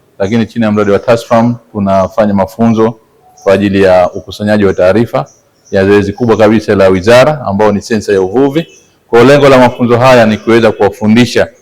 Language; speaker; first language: Swahili; native; Swahili